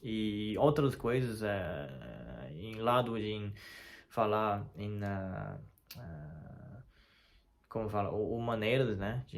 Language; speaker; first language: Portuguese; non-native, fluent; Chinese